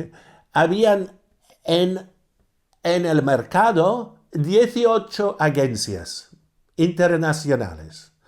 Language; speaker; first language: Spanish; non-native, fluent; English